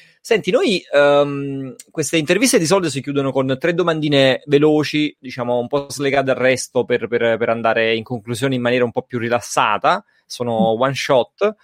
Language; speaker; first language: Italian; native; Italian